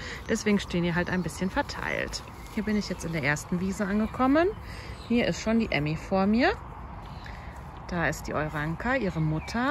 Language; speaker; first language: German; native; German